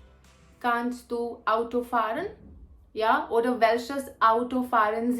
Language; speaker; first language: German; non-native, fluent; Hindi